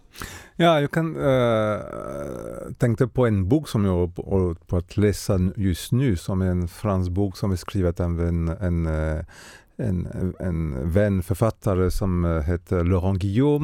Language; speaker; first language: Swedish; non-native, fluent; French